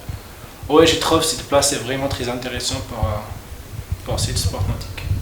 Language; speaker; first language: French; non-native, learner; Malagasy